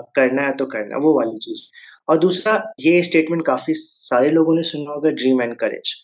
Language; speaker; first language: Hindi; native; Hindi